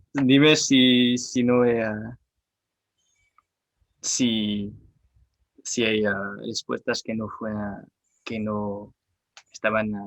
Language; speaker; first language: Spanish; non-native, learner; French